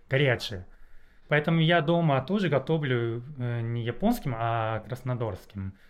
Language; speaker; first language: Russian; non-native, learner; Japanese